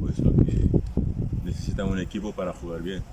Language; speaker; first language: Spanish; non-native, fluent; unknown